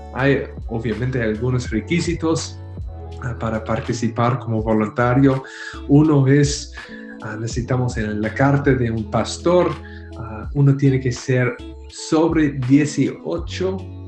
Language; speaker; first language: Spanish; non-native, fluent; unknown